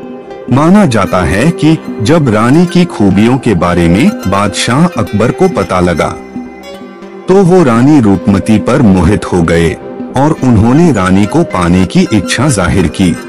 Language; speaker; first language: Hindi; native; Hindi